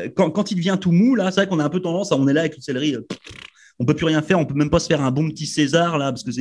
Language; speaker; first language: French; native; French